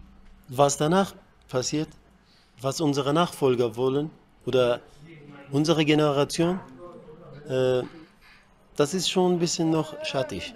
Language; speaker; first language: German; early bilingual, heritage; Kurdish